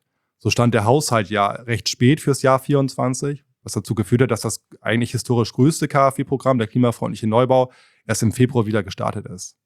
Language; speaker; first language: German; native; German